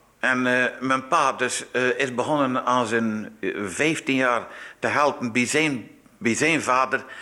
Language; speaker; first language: Dutch; native; Dutch